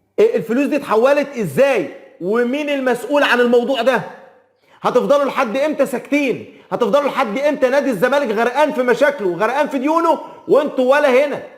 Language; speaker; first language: Arabic; native; Arabic